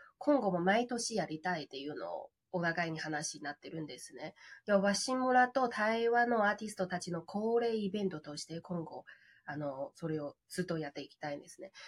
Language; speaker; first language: Japanese; non-native, fluent; Chinese